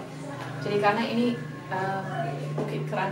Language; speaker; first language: Indonesian; non-native, fluent; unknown